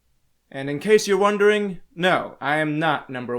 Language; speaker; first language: English; native; English